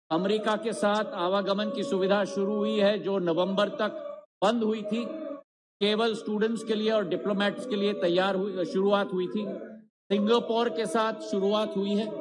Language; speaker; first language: Hindi; native; Hindi